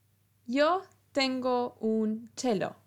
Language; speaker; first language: Spanish; non-native, fluent; English